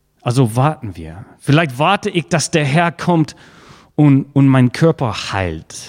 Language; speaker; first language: German; non-native, fluent; English